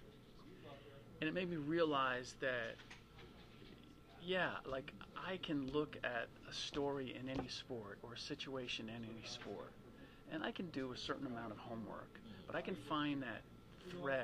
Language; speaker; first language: English; early bilingual, other home language; German